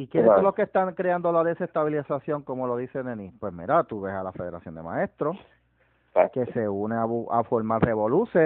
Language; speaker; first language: Spanish; native; Spanish